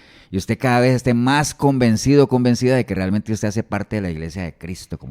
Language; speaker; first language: Spanish; native; Spanish